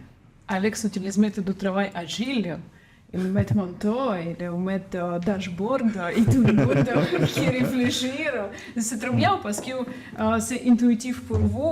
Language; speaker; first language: French; non-native, learner; Ukrainian